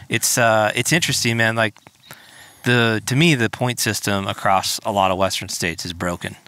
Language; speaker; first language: English; native; English